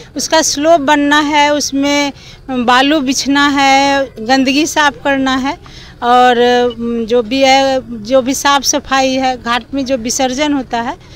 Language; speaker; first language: Hindi; native; Hindi